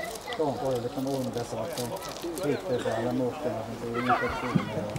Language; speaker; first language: Swedish; native; Swedish